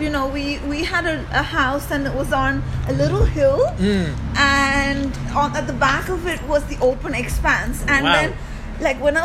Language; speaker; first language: English; non-native, local second language; Malayalam